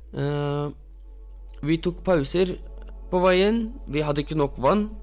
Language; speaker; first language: Norwegian; non-native, fluent; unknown